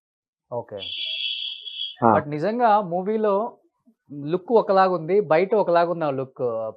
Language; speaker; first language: Telugu; native; Telugu